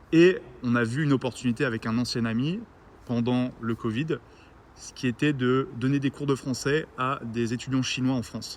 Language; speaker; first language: French; native; French